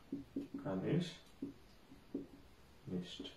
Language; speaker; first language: German; non-native, fluent; Bangla